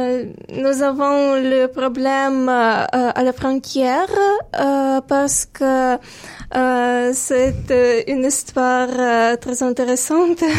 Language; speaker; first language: French; non-native, learner; Ukrainian